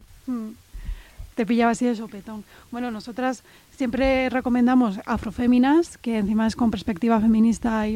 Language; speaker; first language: Spanish; native; Spanish